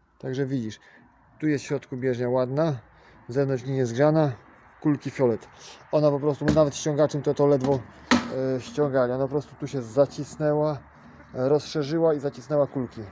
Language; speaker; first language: Polish; native; Polish